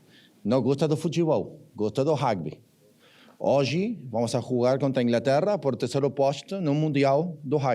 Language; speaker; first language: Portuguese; non-native, learner; Spanish